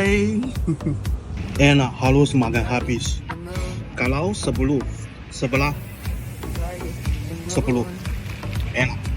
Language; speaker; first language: Indonesian; non-native, learner; Chinese